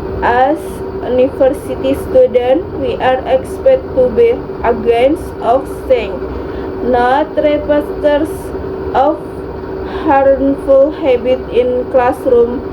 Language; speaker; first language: English; non-native, learner; Indonesian